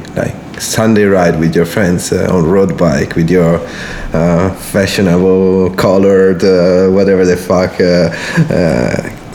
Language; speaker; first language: English; non-native, fluent; Italian